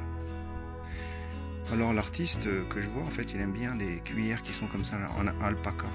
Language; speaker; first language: French; native; French